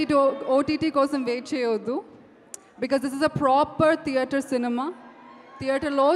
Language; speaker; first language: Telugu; non-native, fluent; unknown